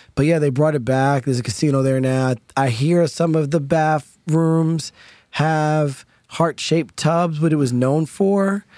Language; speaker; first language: English; native; English